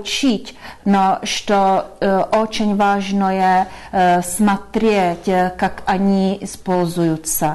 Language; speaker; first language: Russian; non-native, learner; Czech